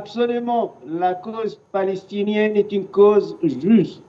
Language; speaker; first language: French; non-native, fluent; Arabic